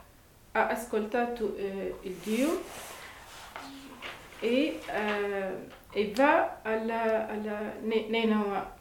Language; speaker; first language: Italian; non-native, learner; Arabic